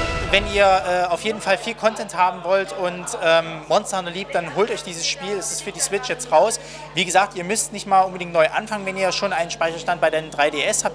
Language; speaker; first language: German; native; German